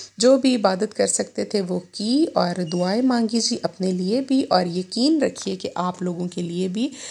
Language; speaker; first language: Urdu; native; Urdu